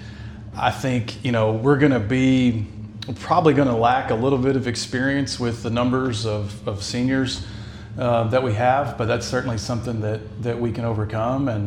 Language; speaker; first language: English; native; English